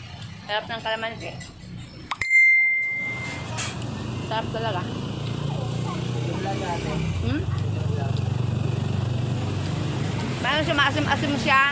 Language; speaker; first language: Filipino; non-native, local second language; Cebuano